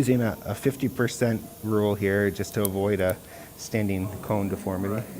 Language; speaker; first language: English; native; English